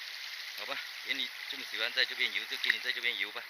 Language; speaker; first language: Chinese; native; Chinese